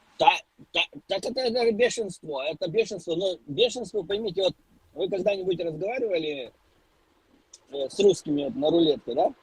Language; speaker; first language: Russian; non-native, local second language; Ukrainian